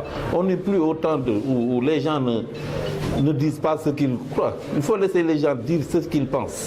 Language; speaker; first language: French; non-native, local second language; Wolof